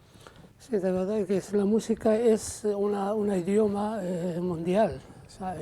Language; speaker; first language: Spanish; non-native, fluent; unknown